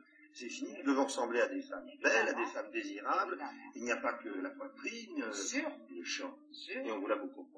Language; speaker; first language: French; native; French